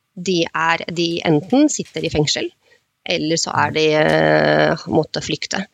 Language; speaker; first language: Norwegian; non-native, fluent; Russian